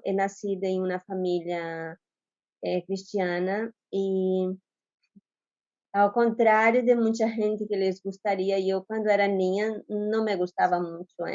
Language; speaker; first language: Spanish; non-native, fluent; Portuguese